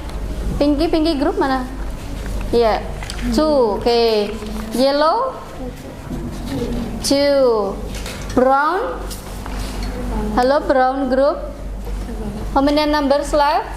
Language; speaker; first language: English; non-native, fluent; Indonesian